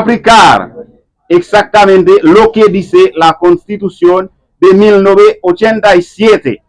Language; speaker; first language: Spanish; non-native, learner; Haitian Creole